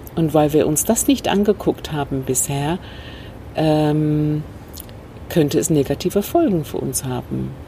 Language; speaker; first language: German; non-native, fluent; English